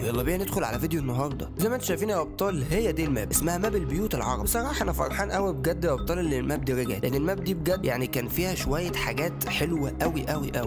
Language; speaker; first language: Arabic; native; Arabic